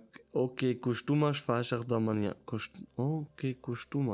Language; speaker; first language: Portuguese; non-native, learner; German